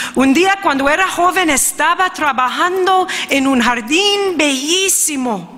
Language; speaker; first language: Spanish; early bilingual, heritage; Spanish